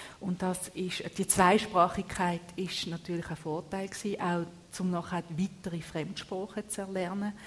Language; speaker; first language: German; early bilingual, other home language; Italian